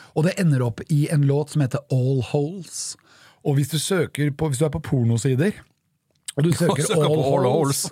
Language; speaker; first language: Norwegian; native; Norwegian